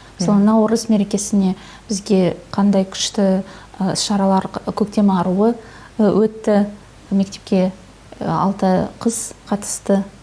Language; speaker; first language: Kazakh; non-native, local second language; Russian